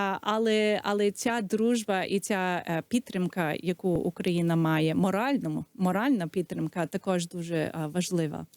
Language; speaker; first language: Ukrainian; early bilingual, heritage; Ukrainian